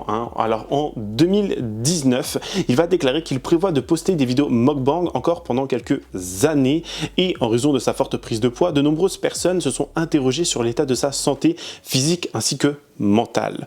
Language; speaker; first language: French; native; French